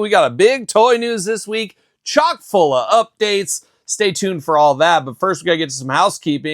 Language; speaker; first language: English; native; English